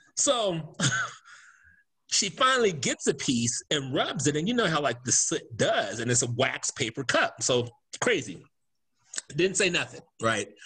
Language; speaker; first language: English; native; English